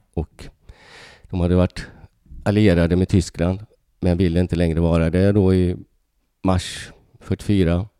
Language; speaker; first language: Swedish; early bilingual, other home language; Hungarian